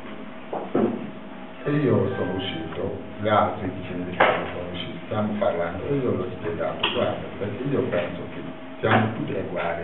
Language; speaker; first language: Italian; non-native, fluent; Wolof